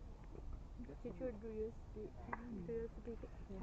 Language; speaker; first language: English; non-native, learner; Chinese